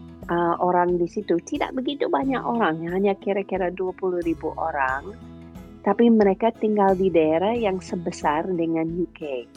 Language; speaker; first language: Indonesian; non-native, fluent; English